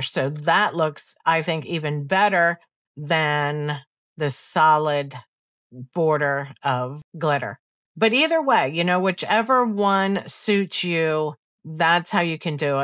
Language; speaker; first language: English; native; English